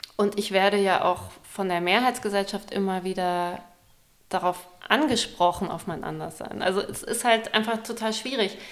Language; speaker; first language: German; early bilingual, other home language; Persian